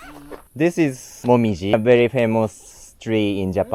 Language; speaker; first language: English; non-native, learner; Japanese